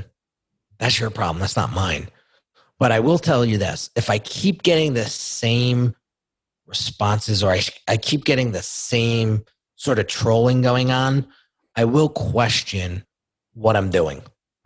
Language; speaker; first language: English; native; English